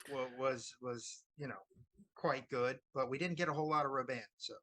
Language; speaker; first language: English; native; English